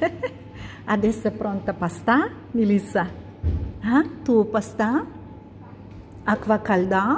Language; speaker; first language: Italian; non-native, learner; Russian